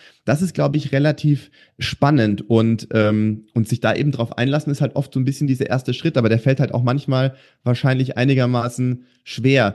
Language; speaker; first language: German; native; German